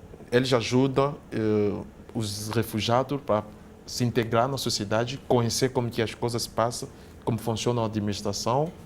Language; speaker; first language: Portuguese; non-native, fluent; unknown